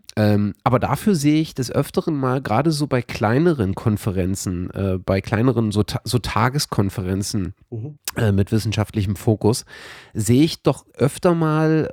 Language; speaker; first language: German; native; German